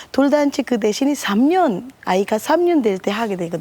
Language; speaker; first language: Korean; non-native, fluent; Sinhala